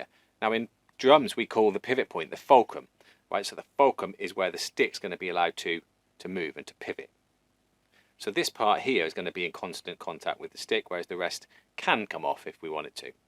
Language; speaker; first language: English; native; English